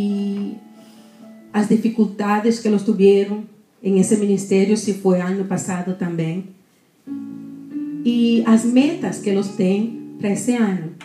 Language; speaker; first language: Portuguese; non-native, fluent; Spanish